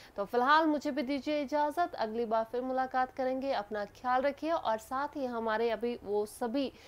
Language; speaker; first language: Hindi; non-native, local second language; Punjabi